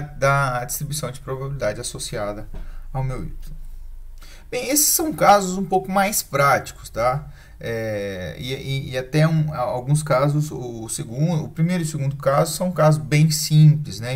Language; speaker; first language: Portuguese; native; Portuguese